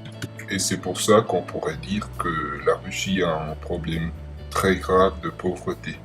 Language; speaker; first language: French; non-native, learner; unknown